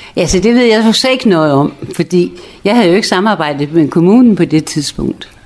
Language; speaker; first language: Danish; native; Danish